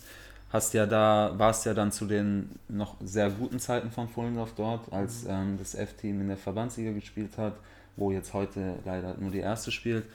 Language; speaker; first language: German; native; German